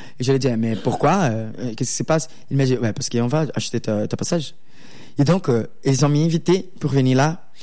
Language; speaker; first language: French; non-native, learner; Portuguese